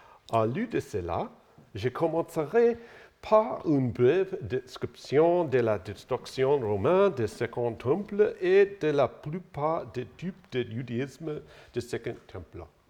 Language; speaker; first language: French; non-native, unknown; English